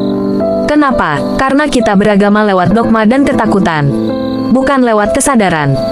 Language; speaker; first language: Indonesian; native; Indonesian